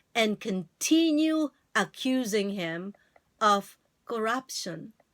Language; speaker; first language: English; non-native, local second language; Filipino